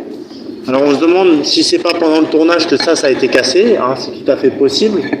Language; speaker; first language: French; native; French